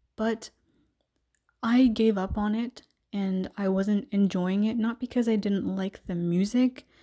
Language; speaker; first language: English; native; English